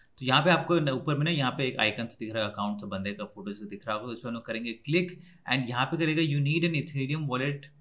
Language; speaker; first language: Hindi; native; Hindi